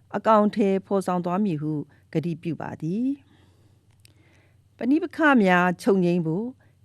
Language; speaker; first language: Burmese; non-native, local second language; S'gaw Karen